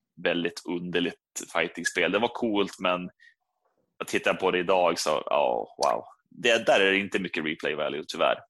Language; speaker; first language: Swedish; native; Swedish